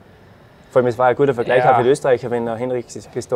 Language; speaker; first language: German; native; German